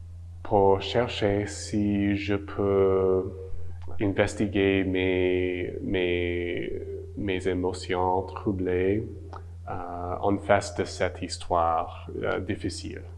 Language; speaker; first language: French; non-native, local second language; English